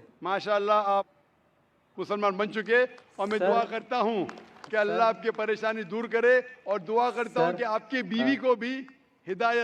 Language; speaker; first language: Hindi; native; Hindi